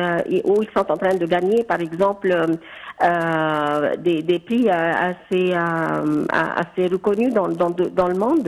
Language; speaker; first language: French; non-native, fluent; Arabic